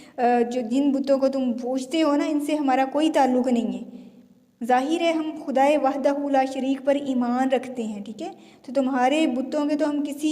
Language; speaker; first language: Urdu; native; Urdu